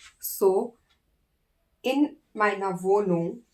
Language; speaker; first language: German; non-native, learner; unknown